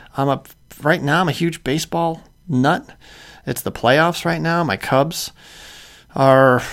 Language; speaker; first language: English; native; English